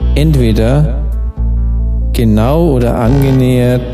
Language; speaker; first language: German; native; German